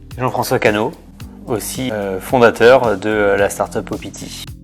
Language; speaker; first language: French; native; French